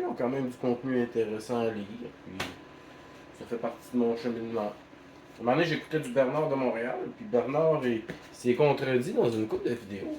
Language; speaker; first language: French; native; French